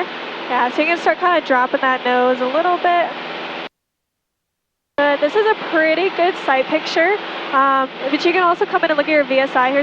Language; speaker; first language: English; native; English